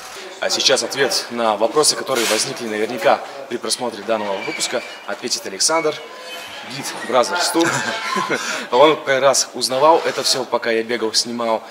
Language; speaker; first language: Russian; native; Russian